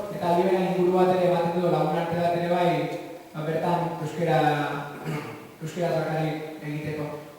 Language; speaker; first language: Basque; native; Basque